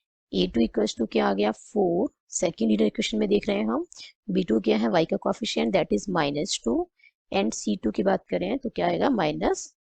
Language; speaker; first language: Hindi; native; Hindi